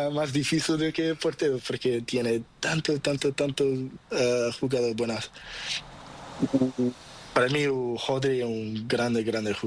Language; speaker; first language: Spanish; non-native, learner; Portuguese